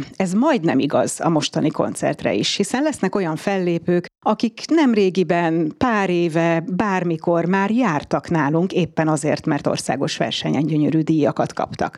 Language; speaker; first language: Hungarian; native; Hungarian